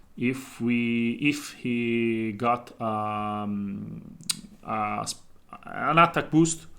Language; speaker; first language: English; non-native, fluent; Italian